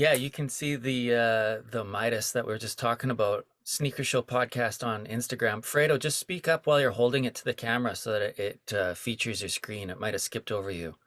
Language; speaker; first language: English; native; English